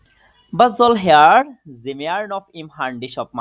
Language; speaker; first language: German; non-native, learner; Bangla